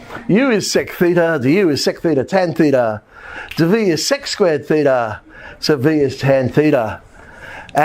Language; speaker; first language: English; native; English